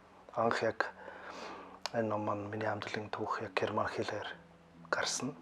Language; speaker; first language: Mongolian; non-native, learner; German